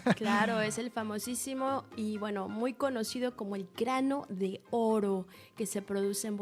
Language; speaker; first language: Spanish; native; Spanish